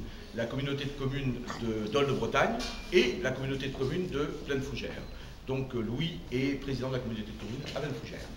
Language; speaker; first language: French; native; French